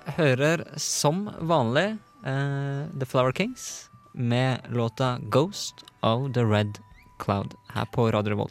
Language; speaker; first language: Norwegian; native; Norwegian